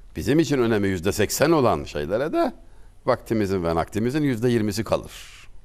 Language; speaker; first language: Turkish; native; Turkish